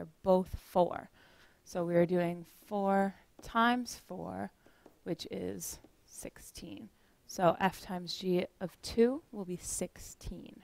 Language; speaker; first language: English; native; English